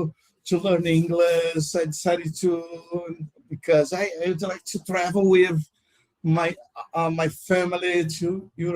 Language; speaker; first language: English; non-native, learner; Portuguese